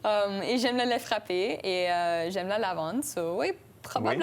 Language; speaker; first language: French; non-native, local second language; English